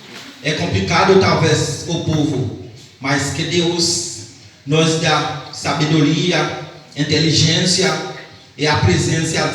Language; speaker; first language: Portuguese; non-native, learner; Haitian Creole